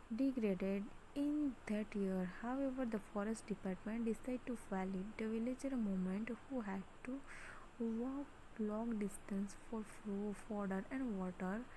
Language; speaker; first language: English; non-native, local second language; Gujarati